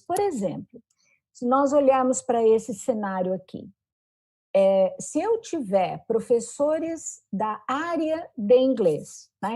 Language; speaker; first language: Portuguese; native; Portuguese